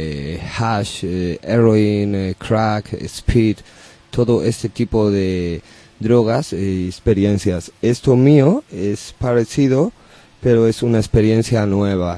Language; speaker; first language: Spanish; non-native, learner; English